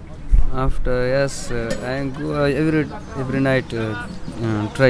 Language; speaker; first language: English; non-native, learner; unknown